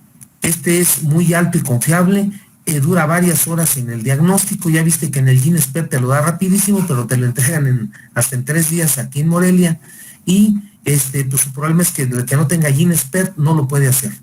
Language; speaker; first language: Spanish; native; Spanish